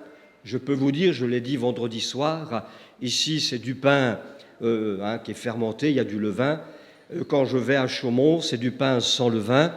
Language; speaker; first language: French; native; French